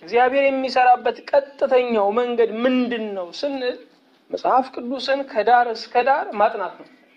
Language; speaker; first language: Amharic; native; Amharic